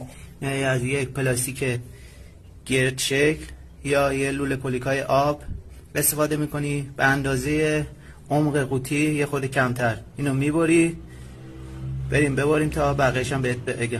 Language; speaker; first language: Persian; native; Persian